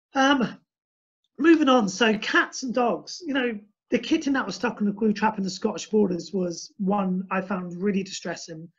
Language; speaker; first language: English; native; English